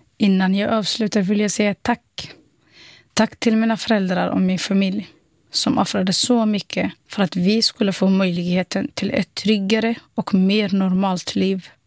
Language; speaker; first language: Swedish; non-native, fluent; Somali